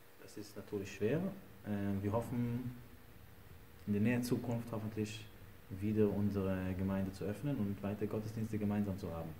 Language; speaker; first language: German; non-native, fluent; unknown